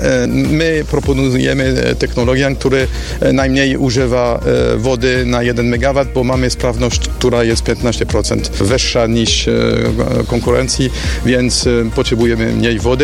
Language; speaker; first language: Polish; non-native, learner; French